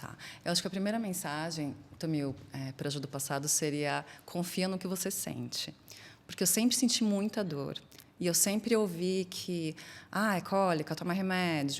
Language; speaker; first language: Portuguese; native; Portuguese